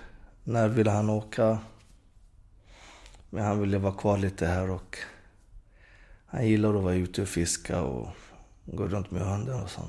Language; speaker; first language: Swedish; non-native, fluent; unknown